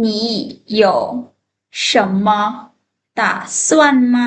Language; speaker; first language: Chinese; non-native, fluent; Lao